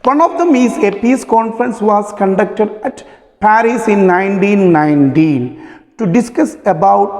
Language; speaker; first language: English; non-native, local second language; Malayalam